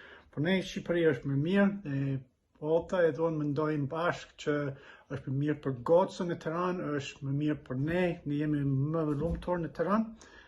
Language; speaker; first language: Albanian; non-native, learner; English